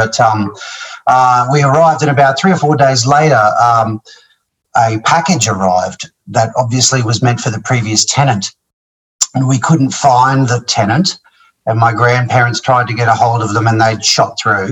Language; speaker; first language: English; native; English